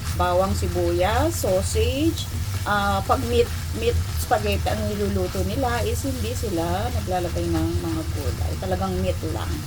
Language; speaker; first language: Filipino; native; Filipino